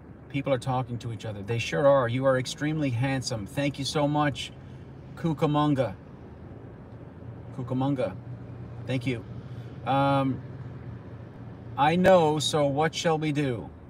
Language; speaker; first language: English; native; English